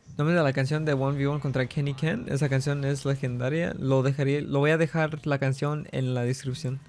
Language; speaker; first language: Spanish; early bilingual, heritage; Spanish